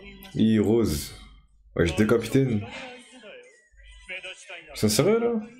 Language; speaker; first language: French; native; French